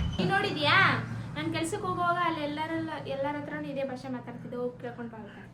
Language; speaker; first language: Kannada; native; Kannada